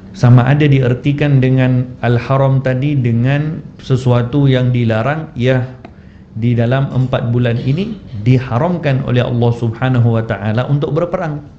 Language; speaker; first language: Malay; non-native, fluent; Malayalam